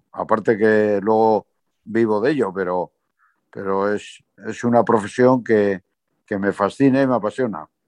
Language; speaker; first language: Spanish; native; Spanish